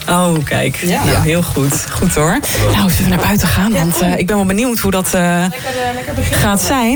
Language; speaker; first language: Dutch; native; Dutch